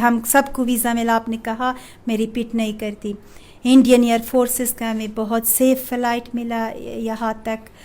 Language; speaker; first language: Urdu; non-native, fluent; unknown